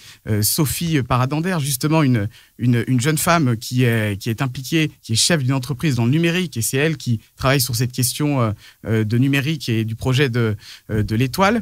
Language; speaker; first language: French; native; French